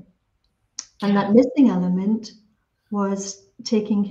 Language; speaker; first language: English; native; English